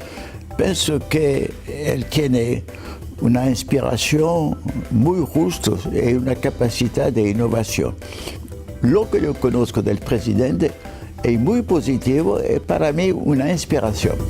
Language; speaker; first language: Spanish; non-native, fluent; French